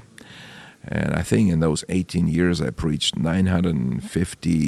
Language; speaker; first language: English; non-native, fluent; Russian